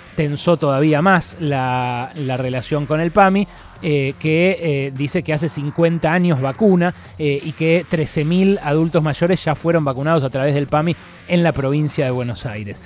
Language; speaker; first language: Spanish; native; Spanish